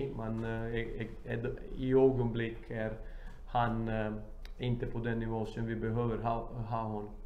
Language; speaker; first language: Swedish; non-native, fluent; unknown